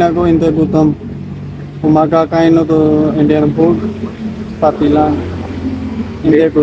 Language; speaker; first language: Filipino; non-native, learner; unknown